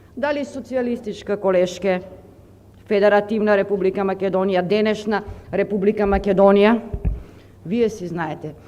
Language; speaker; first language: Macedonian; native; Macedonian